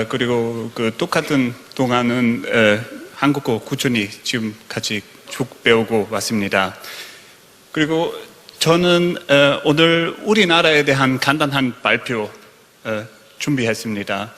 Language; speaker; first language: Korean; non-native, fluent; German